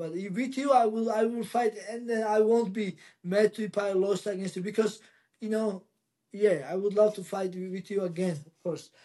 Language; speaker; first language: English; non-native, learner; Georgian